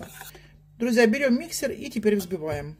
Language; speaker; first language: Russian; native; Russian